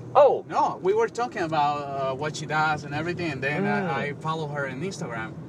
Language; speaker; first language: English; non-native, learner; Spanish